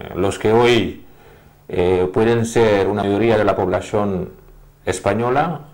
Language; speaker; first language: Spanish; non-native, fluent; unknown